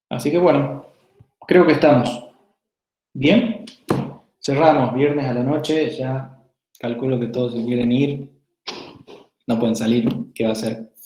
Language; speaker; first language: Spanish; native; Spanish